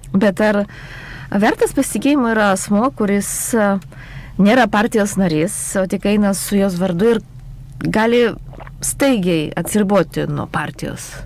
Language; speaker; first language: Lithuanian; non-native, local second language; Polish